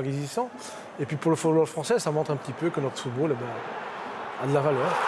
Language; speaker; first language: French; native; French